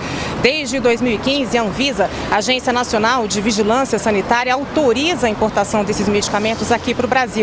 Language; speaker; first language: Portuguese; native; Portuguese